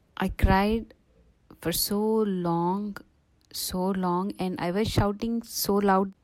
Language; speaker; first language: English; non-native, local second language; Telugu